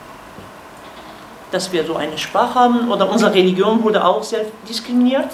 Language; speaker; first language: German; non-native, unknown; Kurdish